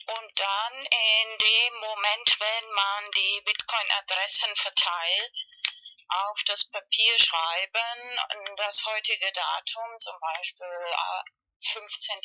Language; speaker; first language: German; non-native, learner; Spanish